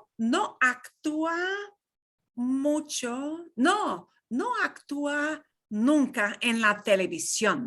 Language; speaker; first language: Spanish; non-native, fluent; English